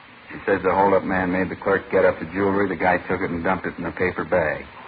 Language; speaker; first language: English; native; English